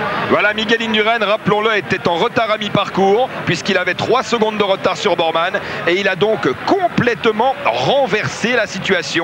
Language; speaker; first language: French; native; French